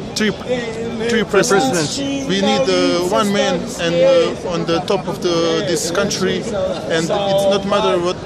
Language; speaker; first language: English; non-native, learner; Bosnian